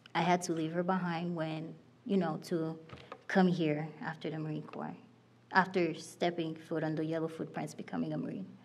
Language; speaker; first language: English; non-native, fluent; Haitian Creole